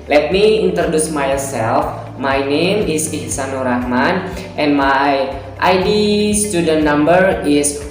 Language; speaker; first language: English; non-native, learner; Indonesian